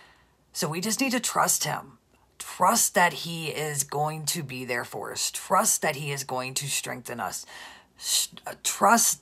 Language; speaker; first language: English; native; English